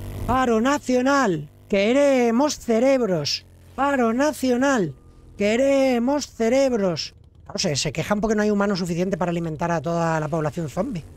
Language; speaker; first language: Spanish; native; Spanish